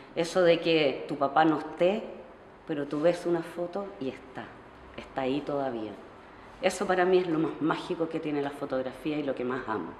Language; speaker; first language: Spanish; native; Spanish